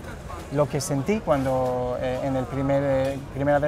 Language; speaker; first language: Spanish; non-native, fluent; Hebrew